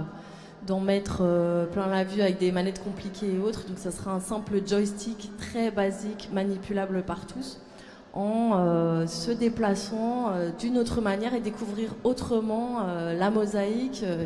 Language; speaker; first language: French; native; French